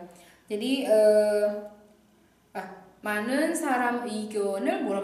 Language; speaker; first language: Korean; non-native, fluent; Indonesian